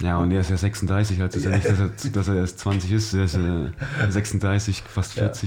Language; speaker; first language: German; native; German